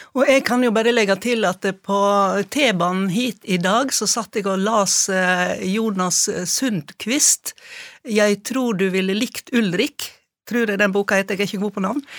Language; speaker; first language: Norwegian; native; Norwegian